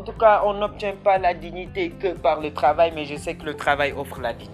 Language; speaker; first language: French; non-native, local second language; Wolof